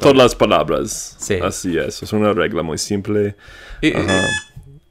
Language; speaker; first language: Spanish; non-native, fluent; English